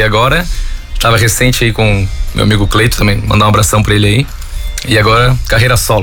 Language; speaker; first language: Portuguese; native; Portuguese